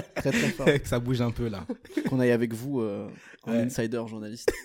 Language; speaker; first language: French; non-native, fluent; Portuguese